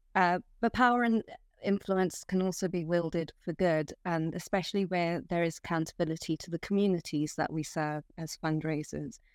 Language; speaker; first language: English; non-native, fluent; Italian